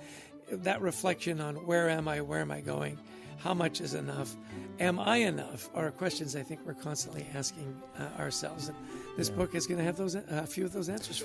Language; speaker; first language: English; native; English